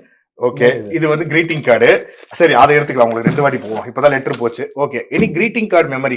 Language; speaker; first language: Tamil; native; Tamil